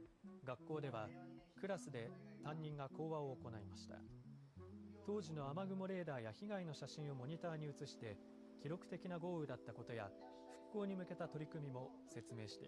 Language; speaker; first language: Japanese; native; Japanese